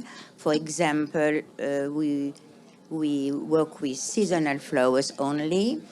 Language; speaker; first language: English; non-native, fluent; French